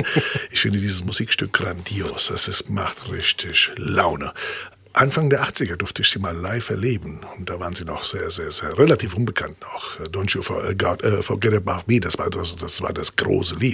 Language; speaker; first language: German; native; German